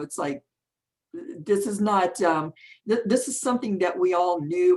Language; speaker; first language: English; native; English